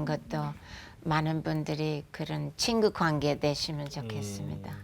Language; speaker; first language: Korean; non-native, fluent; English